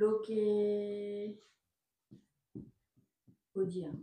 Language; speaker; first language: Spanish; non-native, learner; French